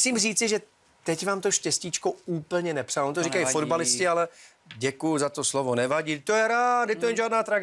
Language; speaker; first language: Czech; native; Czech